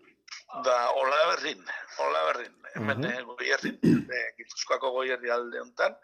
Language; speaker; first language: Basque; native; Basque